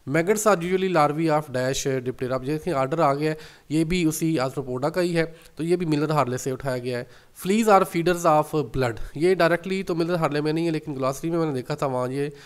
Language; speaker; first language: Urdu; non-native, local second language; Punjabi